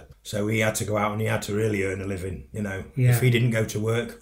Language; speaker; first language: English; native; English